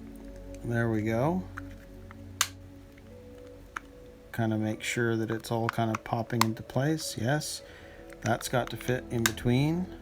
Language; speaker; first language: English; native; English